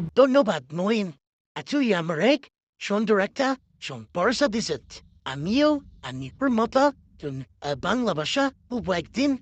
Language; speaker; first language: Bangla; non-native, learner; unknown